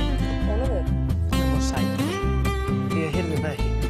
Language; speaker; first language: Icelandic; non-native, learner; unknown